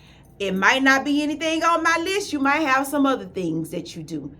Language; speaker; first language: English; native; English